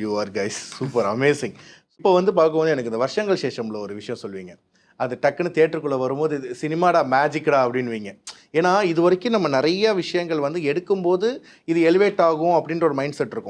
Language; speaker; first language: Tamil; native; Tamil